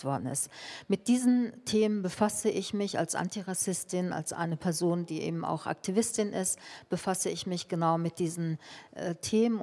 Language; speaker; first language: German; early bilingual, other home language; Turkish